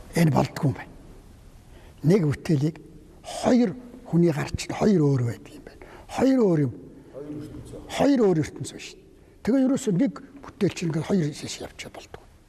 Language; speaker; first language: Mongolian; native; Mongolian